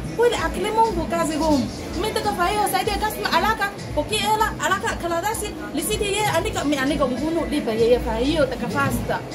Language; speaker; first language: Swahili; non-native, local second language; Chinese